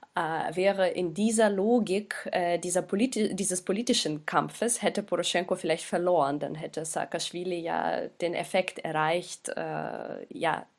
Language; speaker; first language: German; non-native, fluent; Ukrainian